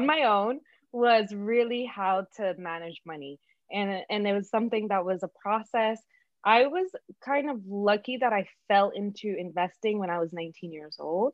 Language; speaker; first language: English; early bilingual, other home language; Spanish